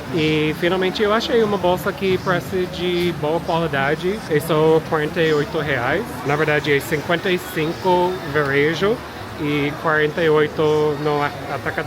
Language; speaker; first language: Portuguese; non-native, fluent; English